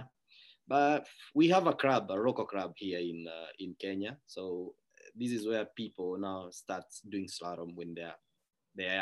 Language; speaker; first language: English; non-native, local second language; Kikuyu